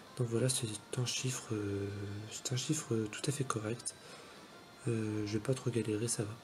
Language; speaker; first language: French; native; French